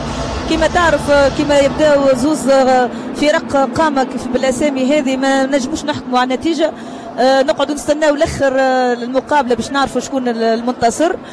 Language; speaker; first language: Arabic; native; Arabic